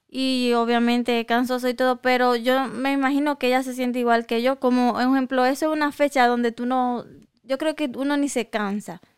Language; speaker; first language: Spanish; native; Spanish